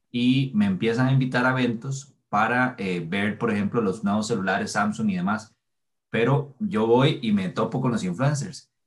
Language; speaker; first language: Spanish; native; Spanish